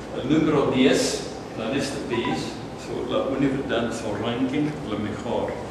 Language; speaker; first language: Spanish; non-native, fluent; Dutch